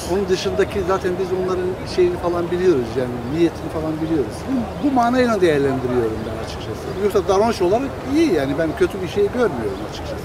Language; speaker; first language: Turkish; native; Turkish